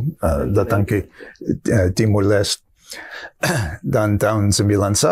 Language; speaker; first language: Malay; non-native, fluent; English